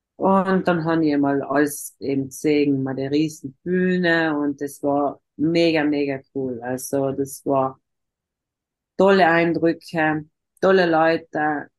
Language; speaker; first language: German; native; German